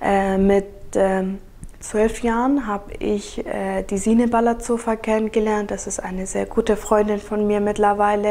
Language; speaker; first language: German; early bilingual, other home language; Kurdish